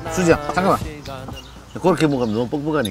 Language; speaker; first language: Korean; native; Korean